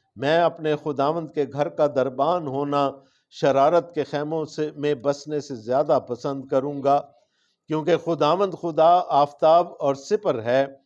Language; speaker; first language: Urdu; non-native, local second language; Punjabi